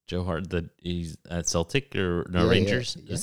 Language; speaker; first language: English; early bilingual, other home language; Spanish